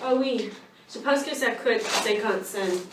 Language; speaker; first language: French; non-native, learner; English